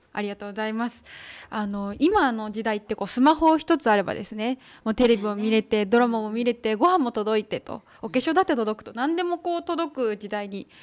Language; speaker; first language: Japanese; native; Japanese